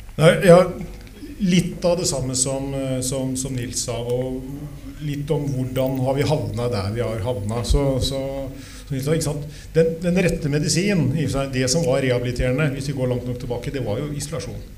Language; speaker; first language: Norwegian; native; Norwegian